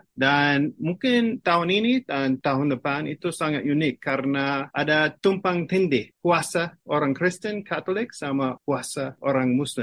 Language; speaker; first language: Indonesian; non-native, fluent; English